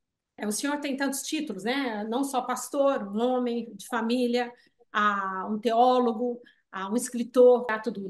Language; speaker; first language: Portuguese; early bilingual, heritage; Portuguese